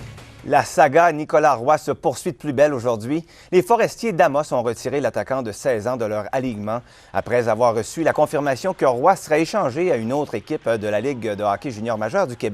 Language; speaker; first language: French; native; French